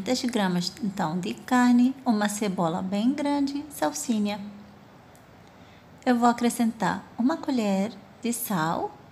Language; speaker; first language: Portuguese; non-native, fluent; Arabic